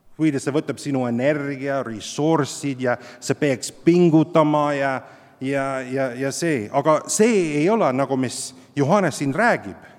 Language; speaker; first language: Estonian; non-native, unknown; English